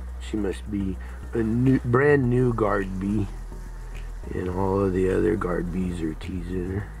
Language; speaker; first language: English; native; English